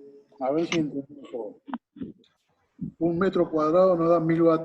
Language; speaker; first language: Spanish; native; Spanish